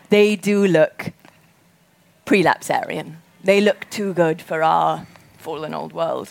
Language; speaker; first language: English; native; English